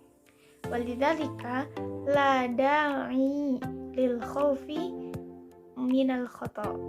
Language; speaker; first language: Arabic; non-native, learner; Indonesian